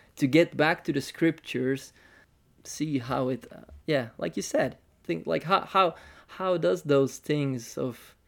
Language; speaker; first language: English; non-native, fluent; Finnish